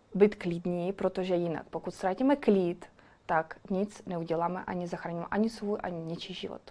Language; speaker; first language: Czech; non-native, fluent; Ukrainian